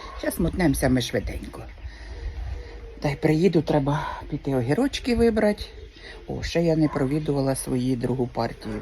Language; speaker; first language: Ukrainian; native; Ukrainian